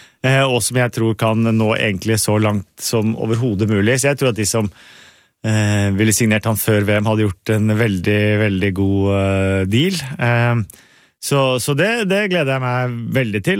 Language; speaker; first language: Norwegian; native; Norwegian